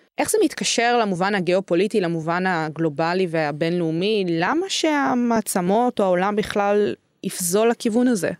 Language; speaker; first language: Hebrew; native; Hebrew